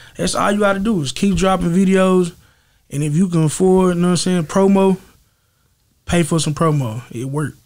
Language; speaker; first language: English; native; English